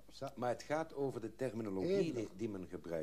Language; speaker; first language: Dutch; native; Dutch